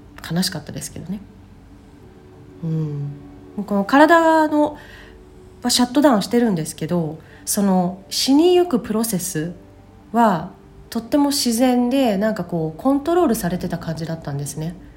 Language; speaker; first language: Japanese; native; Japanese